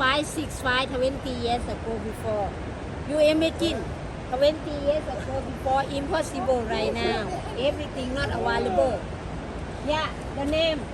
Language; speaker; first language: English; non-native, learner; Thai